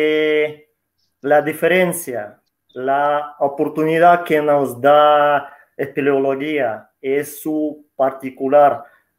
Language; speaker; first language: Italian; non-native, learner; Russian